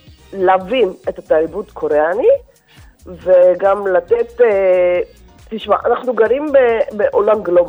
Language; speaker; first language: Hebrew; non-native, fluent; Korean